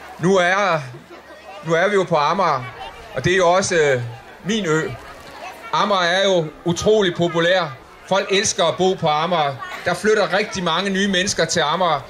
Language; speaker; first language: Danish; native; Danish